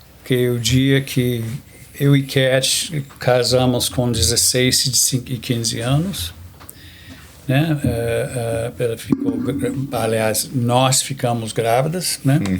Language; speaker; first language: Portuguese; non-native, fluent; English